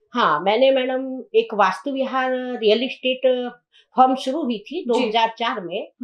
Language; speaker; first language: Hindi; native; Hindi